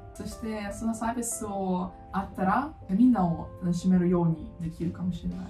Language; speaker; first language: Japanese; non-native, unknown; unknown